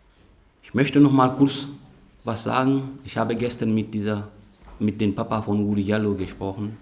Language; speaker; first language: German; non-native, fluent; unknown